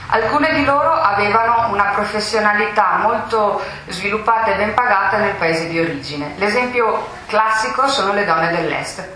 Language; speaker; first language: Italian; native; Italian